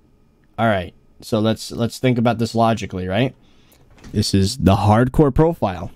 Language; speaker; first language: English; native; English